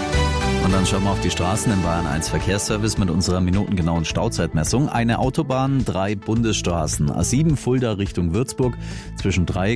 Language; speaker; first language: German; native; German